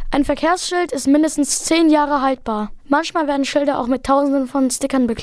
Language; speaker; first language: German; native; German